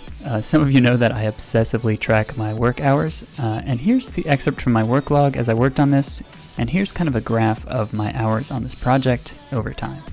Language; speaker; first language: English; native; English